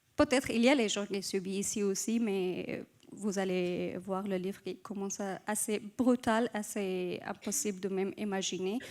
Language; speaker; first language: French; non-native, fluent; Persian